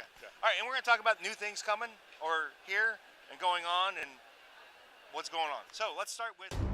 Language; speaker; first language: English; native; English